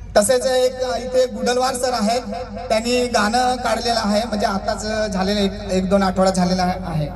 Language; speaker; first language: Marathi; native; Marathi